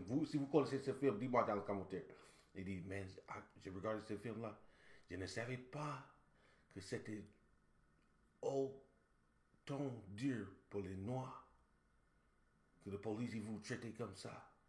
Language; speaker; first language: French; non-native, learner; English